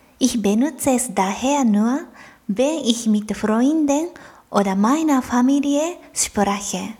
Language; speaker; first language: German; non-native, fluent; Japanese